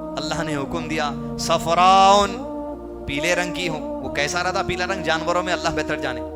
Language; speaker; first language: Urdu; native; Urdu